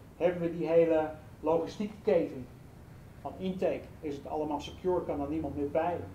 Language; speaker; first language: Dutch; native; Dutch